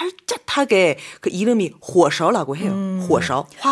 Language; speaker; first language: Korean; non-native, fluent; Chinese